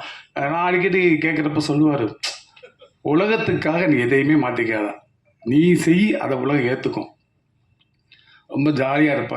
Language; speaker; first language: Tamil; native; Tamil